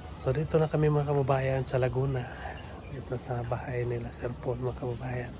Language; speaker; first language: Filipino; non-native, local second language; Cebuano